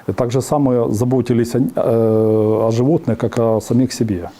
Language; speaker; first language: Russian; non-native, local second language; Ukrainian